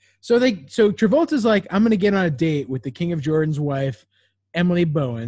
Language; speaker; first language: English; native; English